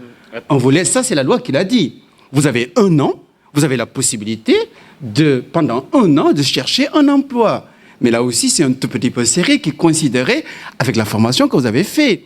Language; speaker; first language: French; non-native, local second language; Wolof